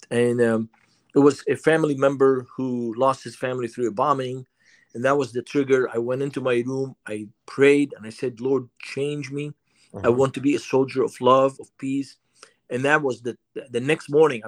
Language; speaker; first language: English; non-native, fluent; Arabic